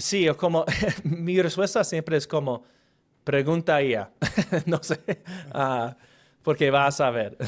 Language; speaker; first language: Spanish; non-native, fluent; English